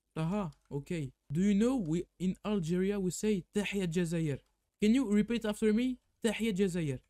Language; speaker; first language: French; native; French